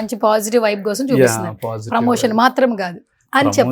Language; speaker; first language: Telugu; native; Telugu